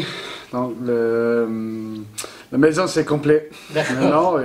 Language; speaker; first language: French; non-native, learner; English